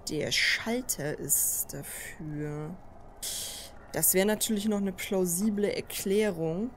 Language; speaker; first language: German; native; German